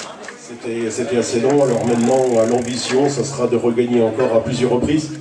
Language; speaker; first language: French; native; French